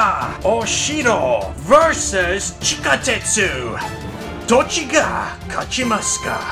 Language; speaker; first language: Japanese; non-native, learner; English